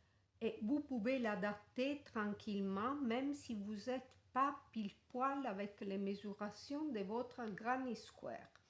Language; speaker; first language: French; non-native, fluent; Italian